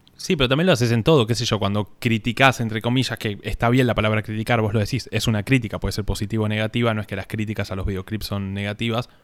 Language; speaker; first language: Spanish; native; Spanish